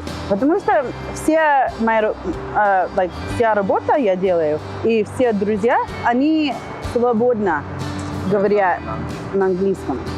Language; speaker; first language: Russian; non-native, learner; English